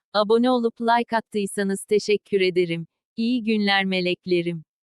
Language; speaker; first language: Turkish; native; Turkish